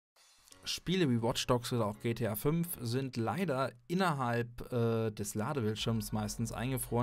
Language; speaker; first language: German; native; German